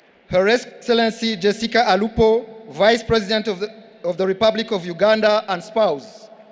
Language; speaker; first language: English; non-native, local second language; Kinyarwanda